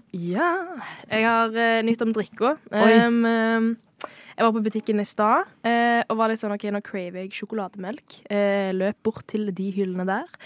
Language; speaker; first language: Norwegian; native; Norwegian